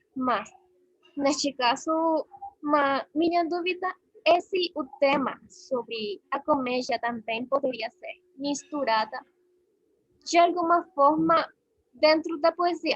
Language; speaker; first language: Portuguese; non-native, learner; Spanish